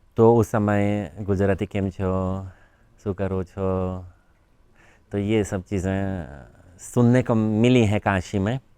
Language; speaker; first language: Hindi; non-native, fluent; Polish